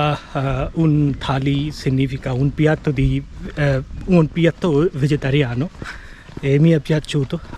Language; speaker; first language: Italian; non-native, fluent; Bangla